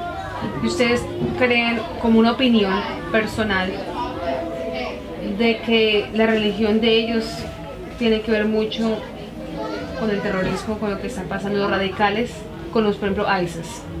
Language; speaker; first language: Spanish; native; Spanish